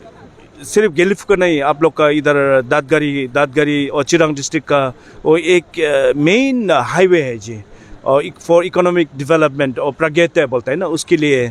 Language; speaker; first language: Hindi; non-native, fluent; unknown